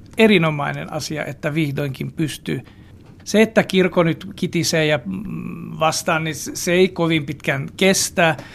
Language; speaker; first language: Finnish; non-native, fluent; Hungarian